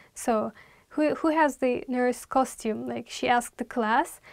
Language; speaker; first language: English; non-native, fluent; Turkish